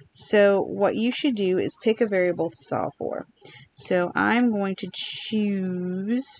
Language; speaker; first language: English; native; English